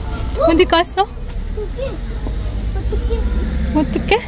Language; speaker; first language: Korean; non-native, learner; Filipino